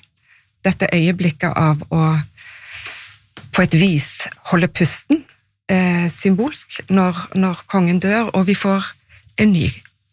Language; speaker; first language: Norwegian; native; Norwegian